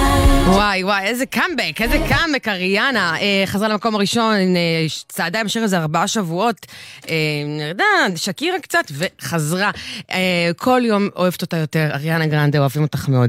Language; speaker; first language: Hebrew; native; Hebrew